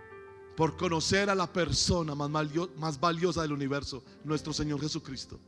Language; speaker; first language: Spanish; native; Spanish